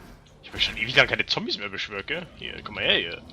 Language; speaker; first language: German; native; German